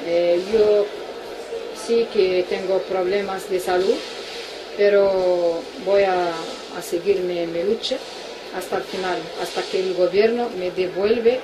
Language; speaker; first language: Spanish; non-native, local second language; Arabic